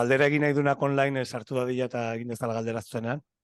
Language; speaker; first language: Basque; native; Basque